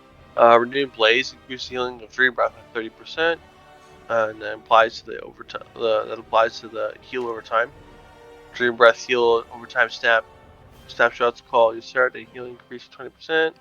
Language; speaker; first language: English; native; English